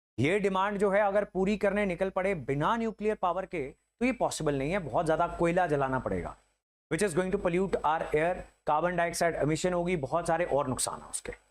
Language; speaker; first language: Hindi; native; Hindi